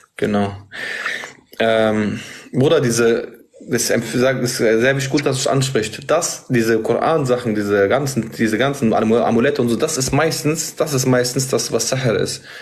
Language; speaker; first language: German; early bilingual, other home language; Arabic